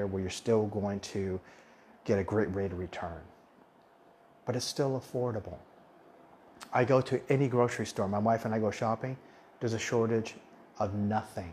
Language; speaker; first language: English; early bilingual, other home language; Min Nan Chinese